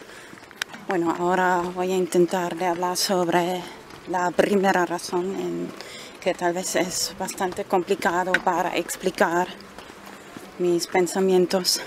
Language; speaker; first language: Spanish; non-native, fluent; German